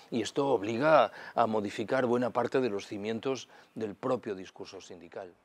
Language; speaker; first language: Spanish; native; Spanish